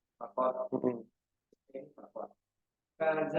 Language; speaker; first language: Arabic; non-native, learner; Indonesian